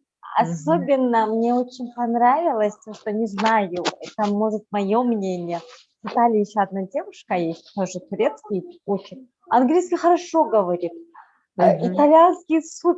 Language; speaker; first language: Russian; non-native, fluent; Turkish